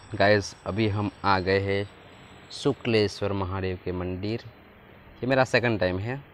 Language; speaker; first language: Hindi; non-native, local second language; Gujarati